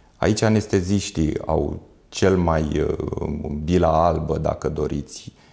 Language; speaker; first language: Romanian; native; Romanian